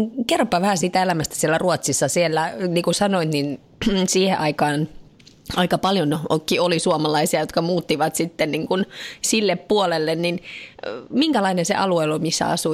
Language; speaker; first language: Finnish; native; Finnish